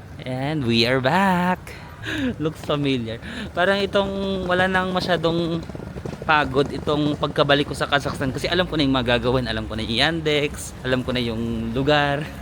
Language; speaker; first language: Filipino; native; Filipino